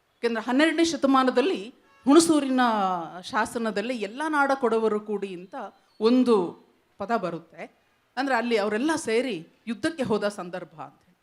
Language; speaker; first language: Kannada; non-native, local second language; Kodava